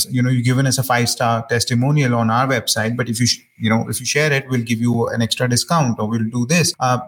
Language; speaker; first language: English; non-native, local second language; Hindi